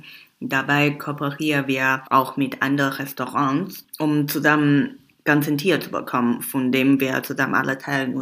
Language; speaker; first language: German; non-native, fluent; Chinese